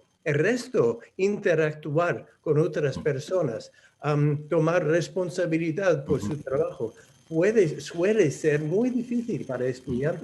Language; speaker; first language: Spanish; non-native, fluent; English